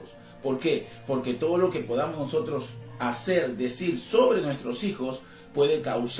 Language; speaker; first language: Spanish; native; Spanish